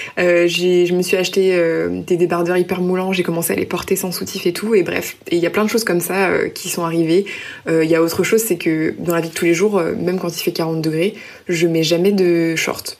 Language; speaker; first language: French; native; French